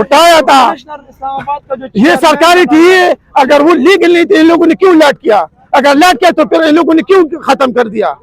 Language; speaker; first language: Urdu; non-native, local second language; Pashto